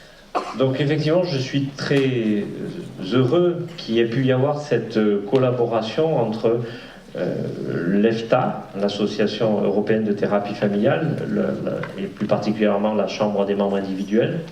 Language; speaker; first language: French; native; French